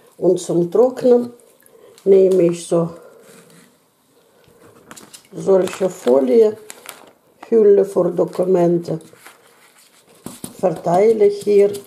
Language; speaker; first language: German; non-native, learner; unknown